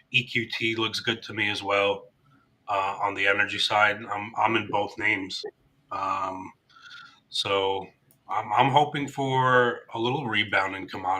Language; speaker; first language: English; native; English